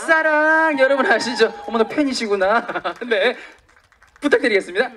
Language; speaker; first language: Korean; native; Korean